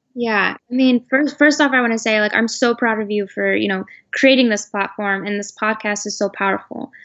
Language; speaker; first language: English; native; English